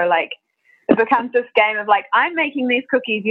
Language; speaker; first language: English; native; English